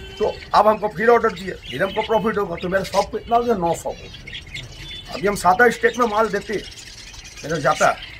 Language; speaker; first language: Hindi; non-native, local second language; Bangla